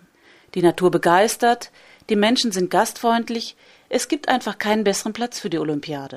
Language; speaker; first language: German; native; German